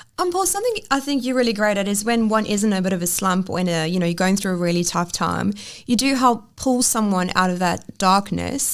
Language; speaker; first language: English; native; English